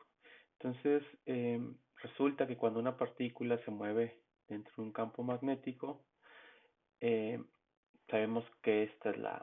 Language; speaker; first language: Spanish; native; Spanish